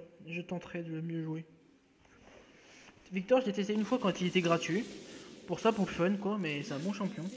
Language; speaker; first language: French; native; French